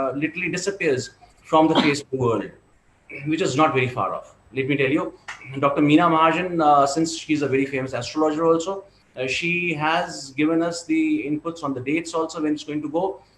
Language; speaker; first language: English; non-native, local second language; Hindi